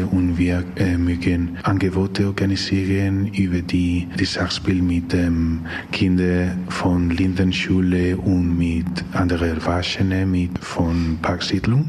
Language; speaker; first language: German; non-native, learner; Spanish